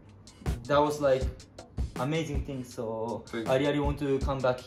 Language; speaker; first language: English; non-native, learner; Japanese